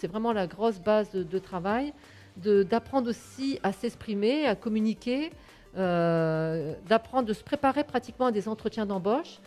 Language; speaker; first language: French; native; French